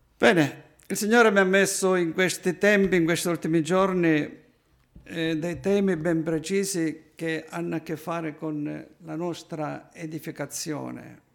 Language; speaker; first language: Italian; native; Italian